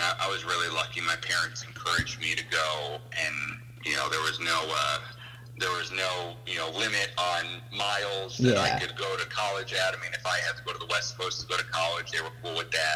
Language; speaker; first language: English; native; English